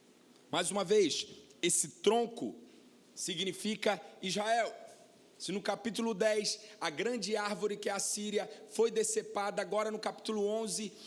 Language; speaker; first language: Portuguese; native; Portuguese